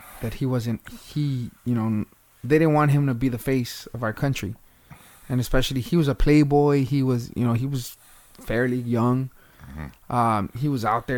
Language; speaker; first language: English; early bilingual, other home language; Spanish